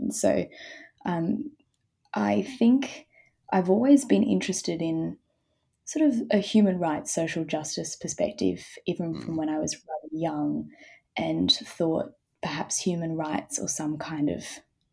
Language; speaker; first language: English; native; English